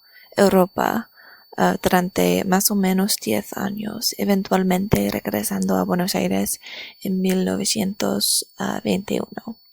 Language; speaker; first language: Spanish; non-native, learner; English